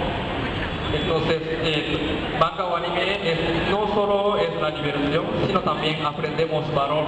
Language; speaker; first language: Spanish; non-native, learner; Japanese